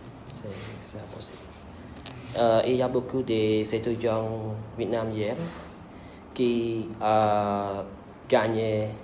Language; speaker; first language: French; non-native, learner; Vietnamese